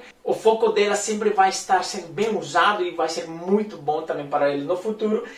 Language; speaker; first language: Portuguese; non-native, fluent; Spanish